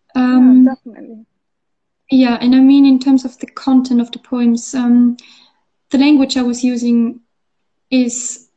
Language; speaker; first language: English; non-native, fluent; German